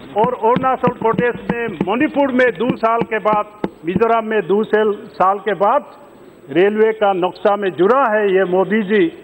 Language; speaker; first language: Hindi; non-native, local second language; Adi